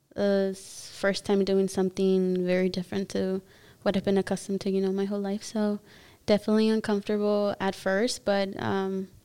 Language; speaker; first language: English; early bilingual, other home language; Spanish